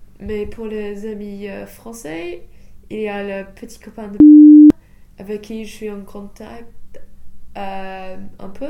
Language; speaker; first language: French; non-native, fluent; English